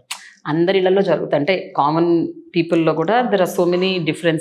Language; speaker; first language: Telugu; native; Telugu